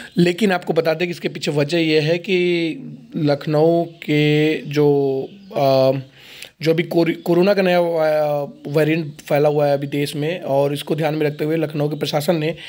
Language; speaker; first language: Hindi; native; Hindi